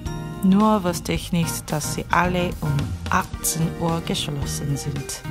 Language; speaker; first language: German; non-native, fluent; Korean